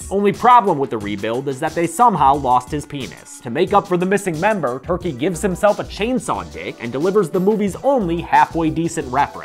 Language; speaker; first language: English; native; English